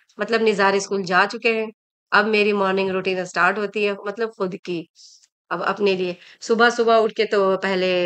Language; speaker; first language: Hindi; native; Hindi